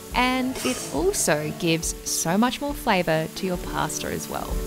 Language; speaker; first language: English; native; English